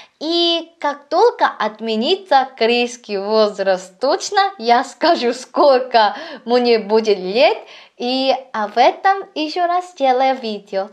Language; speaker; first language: Russian; non-native, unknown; Korean